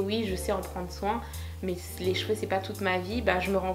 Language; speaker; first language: French; native; French